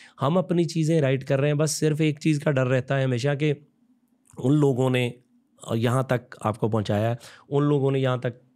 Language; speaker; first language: Hindi; non-native, local second language; Punjabi